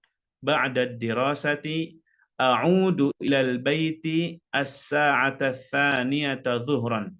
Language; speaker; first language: Arabic; non-native, fluent; Indonesian